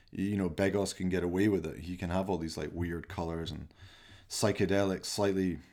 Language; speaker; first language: English; native; English